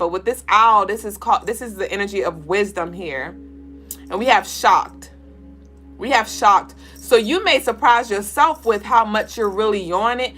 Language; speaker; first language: English; native; English